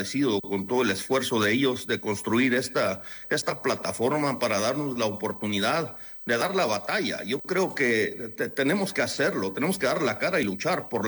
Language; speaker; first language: Spanish; native; Spanish